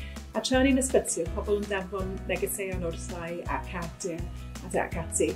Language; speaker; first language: Welsh; native; Welsh